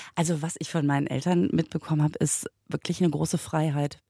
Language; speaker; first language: German; native; German